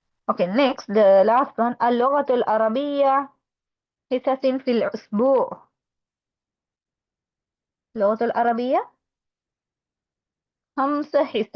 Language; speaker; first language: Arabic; non-native, fluent; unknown